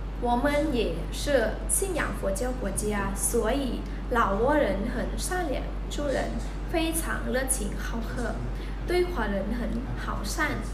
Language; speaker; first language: Chinese; non-native, fluent; Lao